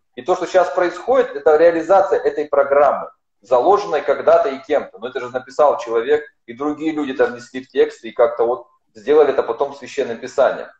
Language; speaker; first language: Russian; non-native, local second language; Ossetic